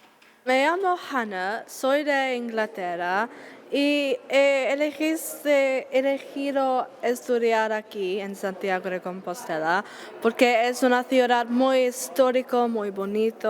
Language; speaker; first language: Spanish; non-native, fluent; English